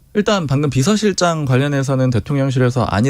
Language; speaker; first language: Korean; native; Korean